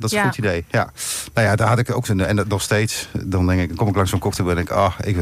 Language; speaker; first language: Dutch; native; Dutch